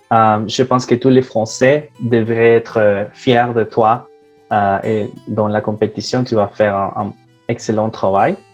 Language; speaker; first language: French; non-native, fluent; Spanish